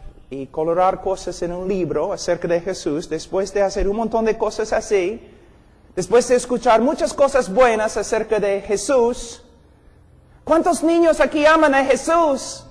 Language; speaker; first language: Spanish; non-native, fluent; English